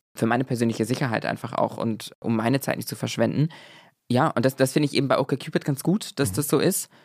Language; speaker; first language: German; native; German